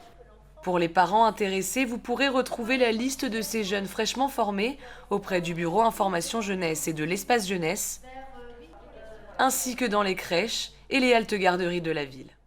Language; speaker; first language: French; native; French